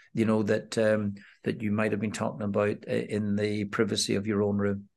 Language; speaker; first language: English; native; English